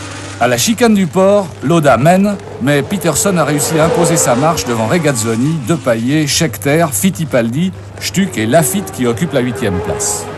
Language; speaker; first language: French; native; French